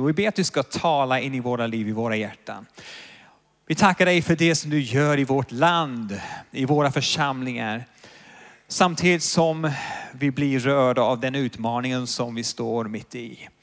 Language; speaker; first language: Swedish; native; Swedish